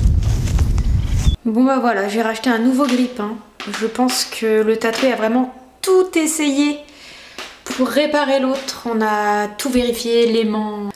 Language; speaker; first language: French; native; French